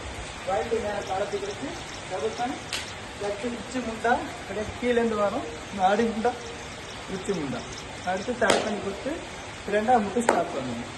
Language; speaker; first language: Tamil; native; Tamil